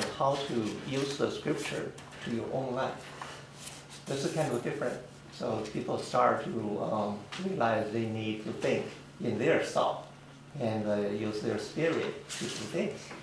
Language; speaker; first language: English; non-native, learner; Chinese